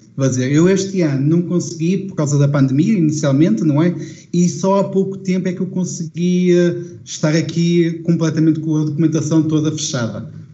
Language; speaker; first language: Portuguese; native; Portuguese